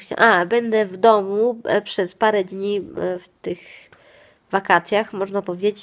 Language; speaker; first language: Polish; non-native, fluent; Italian